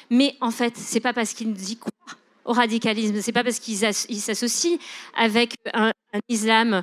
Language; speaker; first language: French; non-native, local second language; English